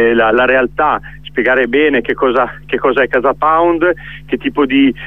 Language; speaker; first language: Italian; native; Italian